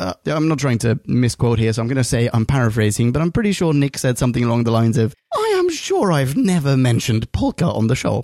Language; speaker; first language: English; native; English